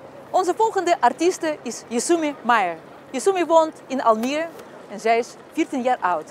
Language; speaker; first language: Dutch; non-native, fluent; Russian